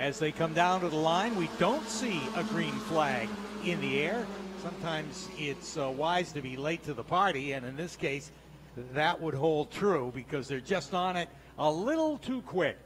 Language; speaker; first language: English; native; English